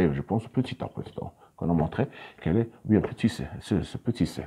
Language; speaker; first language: French; non-native, local second language; Arabic